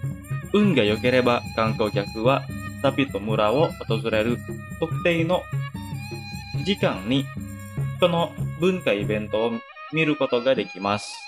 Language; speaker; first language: Japanese; non-native, fluent; Indonesian